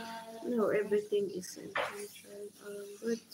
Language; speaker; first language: English; non-native, learner; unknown